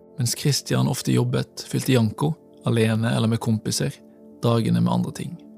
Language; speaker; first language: Norwegian; native; Norwegian